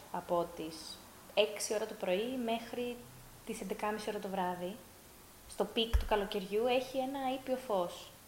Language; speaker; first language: Greek; early bilingual, heritage; Greek